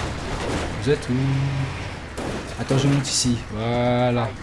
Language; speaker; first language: French; native; French